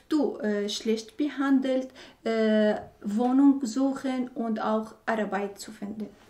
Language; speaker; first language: German; non-native, learner; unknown